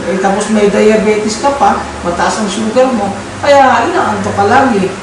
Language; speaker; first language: Filipino; non-native, local second language; Cebuano